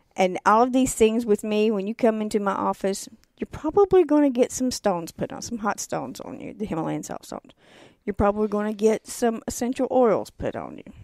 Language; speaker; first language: English; native; English